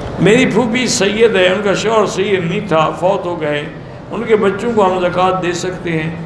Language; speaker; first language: Urdu; early bilingual, heritage; Urdu